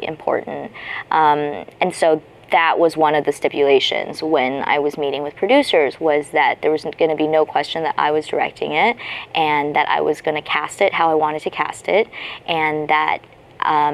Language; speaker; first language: English; native; English